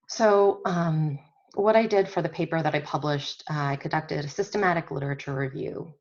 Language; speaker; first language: English; native; English